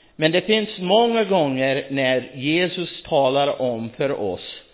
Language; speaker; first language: Swedish; non-native, fluent; English